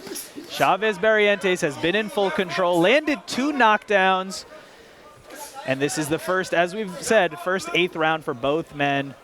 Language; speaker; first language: English; native; English